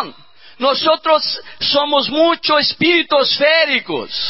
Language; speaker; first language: Spanish; non-native, learner; Portuguese